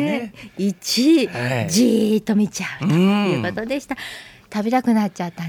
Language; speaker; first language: Japanese; native; Japanese